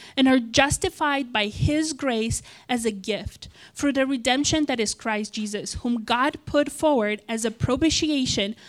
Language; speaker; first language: English; non-native, fluent; Romanian